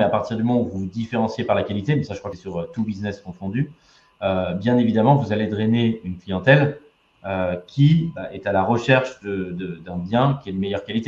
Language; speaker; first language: French; native; French